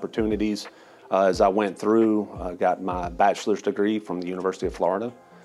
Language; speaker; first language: English; native; English